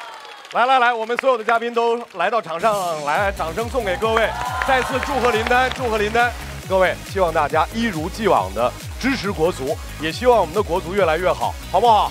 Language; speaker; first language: Chinese; native; Chinese